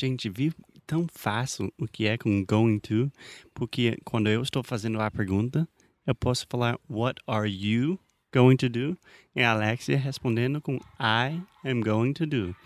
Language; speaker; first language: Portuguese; non-native, fluent; English